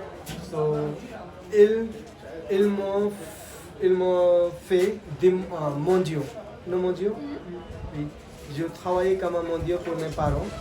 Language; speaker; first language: French; non-native, learner; Hindi